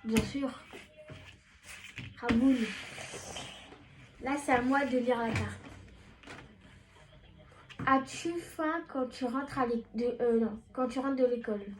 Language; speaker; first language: French; native; French